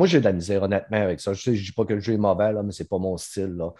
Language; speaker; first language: French; native; French